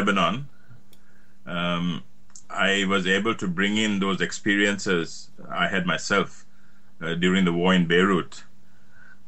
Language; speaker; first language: English; native; English